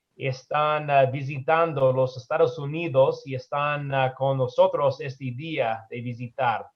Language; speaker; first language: Spanish; non-native, learner; English